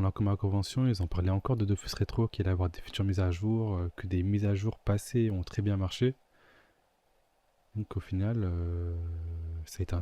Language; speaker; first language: French; native; French